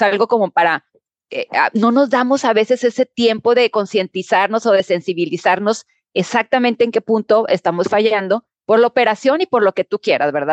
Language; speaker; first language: Spanish; native; Spanish